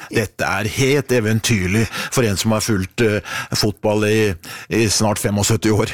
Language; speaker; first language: Norwegian; native; Norwegian